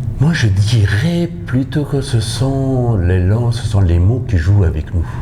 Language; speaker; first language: French; non-native, fluent; Persian